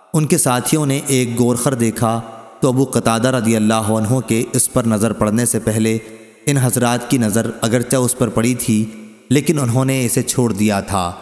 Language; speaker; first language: Urdu; native; Urdu